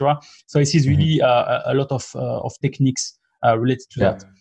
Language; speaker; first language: English; non-native, fluent; French